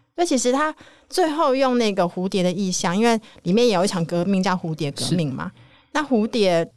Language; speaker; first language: Chinese; native; Chinese